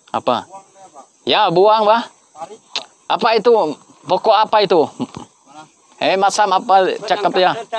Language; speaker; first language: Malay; non-native, fluent; Filipino